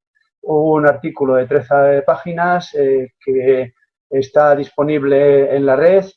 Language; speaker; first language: Spanish; native; Spanish